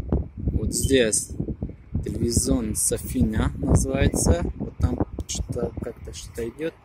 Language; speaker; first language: Russian; non-native, fluent; Tajik